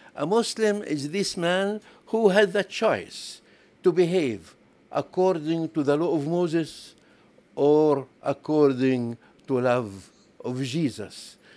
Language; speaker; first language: English; non-native, fluent; Arabic